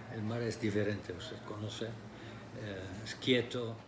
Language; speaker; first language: Spanish; non-native, fluent; Turkish